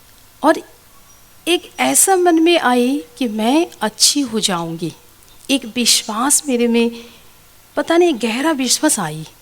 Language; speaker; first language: Hindi; non-native, local second language; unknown